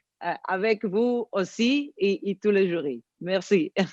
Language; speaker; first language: French; non-native, learner; Italian